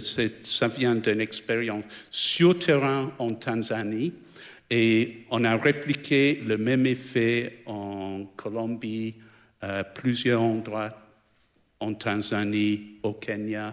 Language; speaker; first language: French; non-native, fluent; English